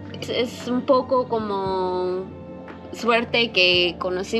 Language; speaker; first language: Spanish; non-native, learner; English